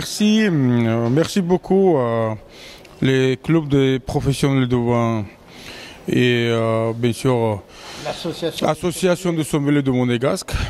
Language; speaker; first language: French; non-native, learner; Georgian